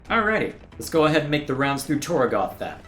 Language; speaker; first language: English; native; English